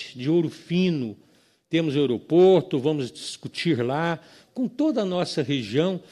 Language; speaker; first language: Portuguese; native; Portuguese